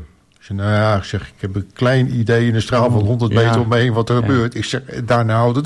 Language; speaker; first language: Dutch; native; Dutch